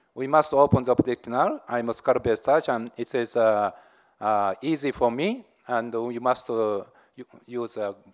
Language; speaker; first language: English; non-native, learner; Japanese